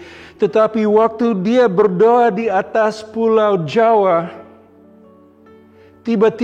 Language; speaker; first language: Indonesian; non-native, local second language; English